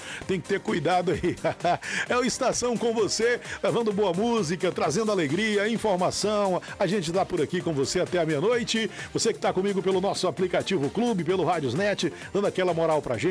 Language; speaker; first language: Portuguese; native; Portuguese